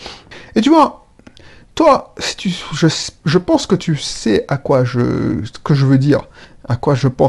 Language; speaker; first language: French; native; French